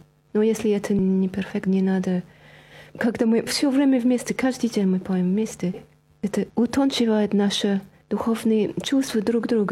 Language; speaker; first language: Russian; non-native, fluent; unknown